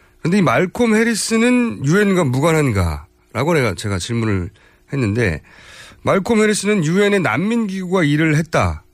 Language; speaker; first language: Korean; native; Korean